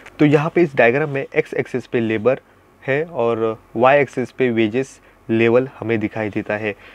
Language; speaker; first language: Hindi; non-native, local second language; Marathi